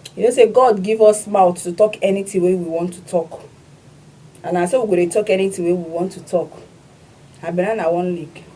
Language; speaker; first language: Nigerian Pidgin; non-native, local second language; Igbo